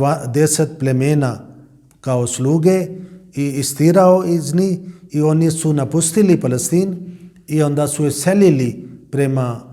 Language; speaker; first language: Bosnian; non-native, learner; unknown